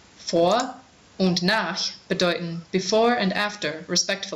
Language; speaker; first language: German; non-native, fluent; English